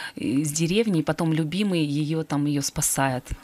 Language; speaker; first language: Russian; native; Russian